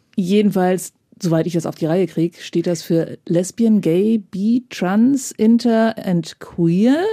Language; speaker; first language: German; native; German